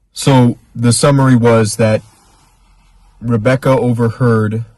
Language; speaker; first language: English; native; English